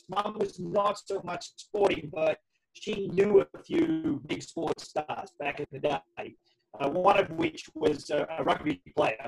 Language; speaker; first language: English; native; English